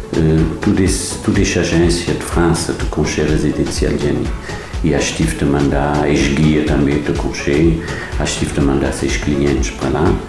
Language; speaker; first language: Portuguese; non-native, fluent; Kabuverdianu